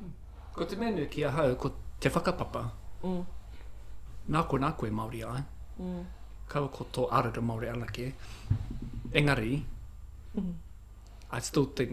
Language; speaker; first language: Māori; non-native, local second language; English